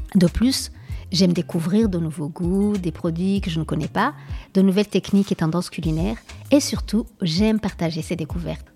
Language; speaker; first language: French; non-native, local second language; Kinyarwanda